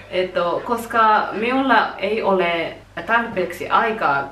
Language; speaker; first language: Finnish; non-native, learner; Japanese